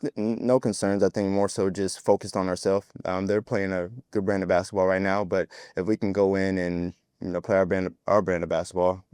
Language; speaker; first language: English; native; English